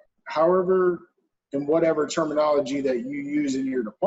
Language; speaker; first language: English; native; English